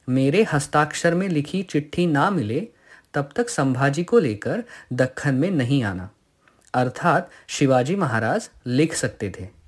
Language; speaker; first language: Hindi; non-native, local second language; Marathi